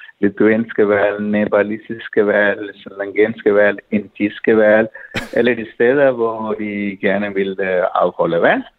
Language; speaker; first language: Danish; non-native, fluent; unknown